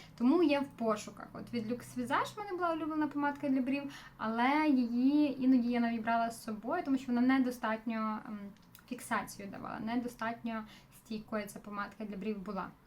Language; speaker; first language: Ukrainian; non-native, local second language; Russian